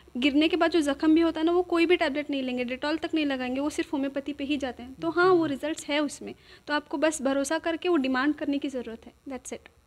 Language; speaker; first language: Hindi; non-native, local second language; Urdu